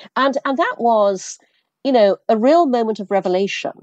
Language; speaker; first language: English; early bilingual, other home language; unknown